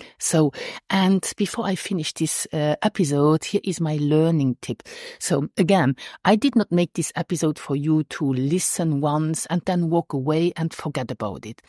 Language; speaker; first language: English; non-native, fluent; Luxembourgish